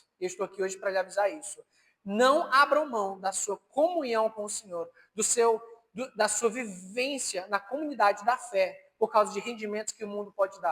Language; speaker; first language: Portuguese; native; Portuguese